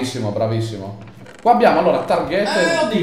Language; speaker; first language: Italian; native; Italian